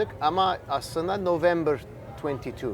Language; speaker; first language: Turkish; early bilingual, heritage; Turkish